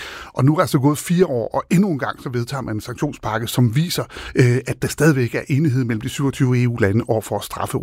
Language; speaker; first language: Danish; native; Danish